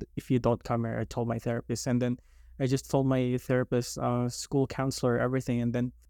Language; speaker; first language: English; non-native, local second language; Filipino